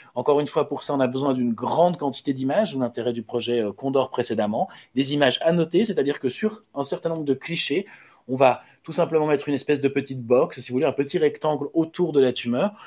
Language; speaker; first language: French; native; French